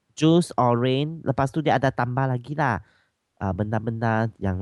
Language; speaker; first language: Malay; non-native, local second language; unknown